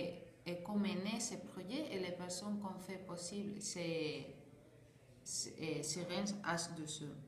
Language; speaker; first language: French; non-native, learner; Spanish